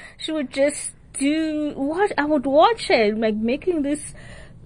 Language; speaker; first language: English; non-native, local second language; Xhosa